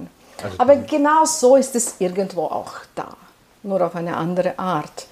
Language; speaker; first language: German; non-native, fluent; Serbian